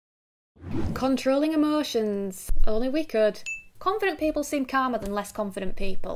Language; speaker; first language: English; native; English